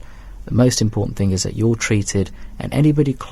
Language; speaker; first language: English; native; English